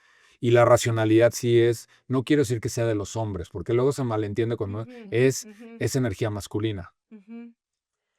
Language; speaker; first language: Spanish; native; Spanish